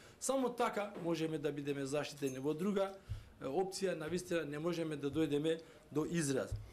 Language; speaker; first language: Macedonian; non-native, local second language; Turkish